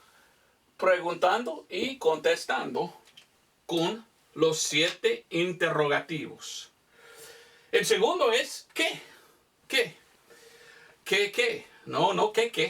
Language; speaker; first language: Spanish; non-native, fluent; English